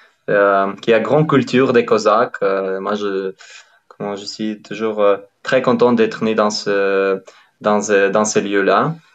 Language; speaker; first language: French; non-native, fluent; Ukrainian